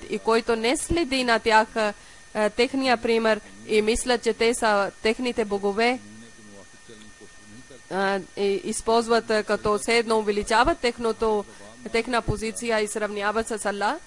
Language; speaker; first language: Bulgarian; non-native, learner; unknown